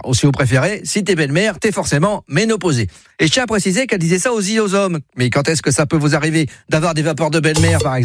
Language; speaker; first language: French; native; French